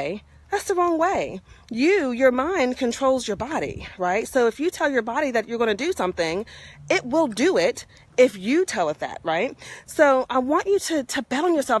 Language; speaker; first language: English; native; English